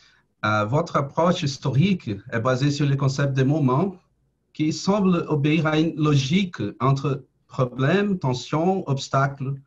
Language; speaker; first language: French; non-native, fluent; Portuguese